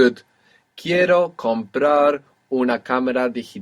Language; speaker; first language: Spanish; non-native, fluent; English